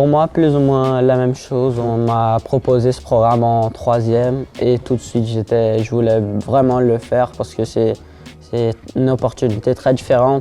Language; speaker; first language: French; early bilingual, heritage; French